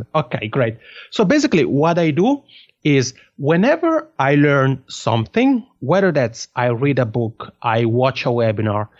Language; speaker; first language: English; non-native, fluent; French